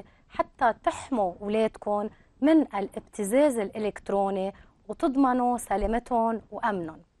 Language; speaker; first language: Arabic; native; Arabic